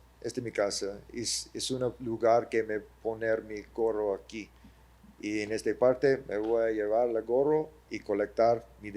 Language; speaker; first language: Spanish; early bilingual, heritage; English